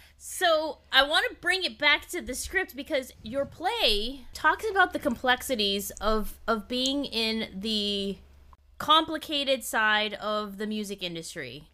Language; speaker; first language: English; native; English